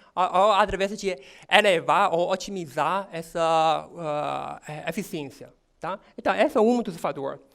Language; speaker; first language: Portuguese; non-native, fluent; Chinese